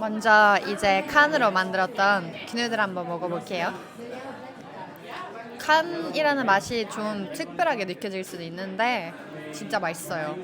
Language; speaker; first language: Korean; non-native, fluent; Norwegian